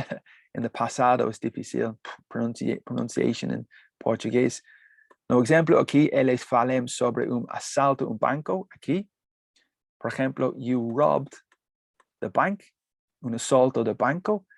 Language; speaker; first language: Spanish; non-native, learner; English